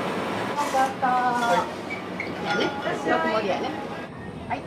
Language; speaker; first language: Japanese; native; Japanese